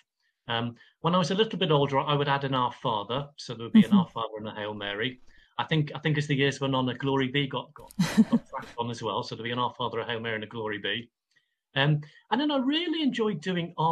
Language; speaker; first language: English; native; English